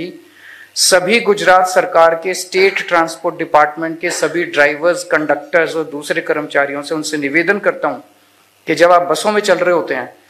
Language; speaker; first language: Hindi; native; Hindi